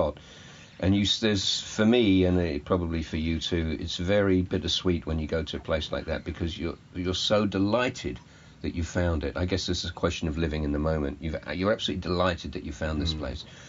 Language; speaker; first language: English; native; English